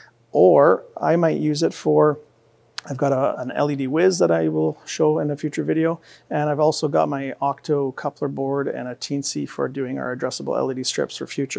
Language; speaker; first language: English; native; English